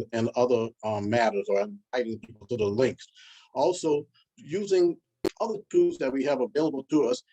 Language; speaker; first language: English; native; English